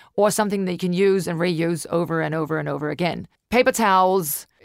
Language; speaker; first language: English; non-native, fluent; Danish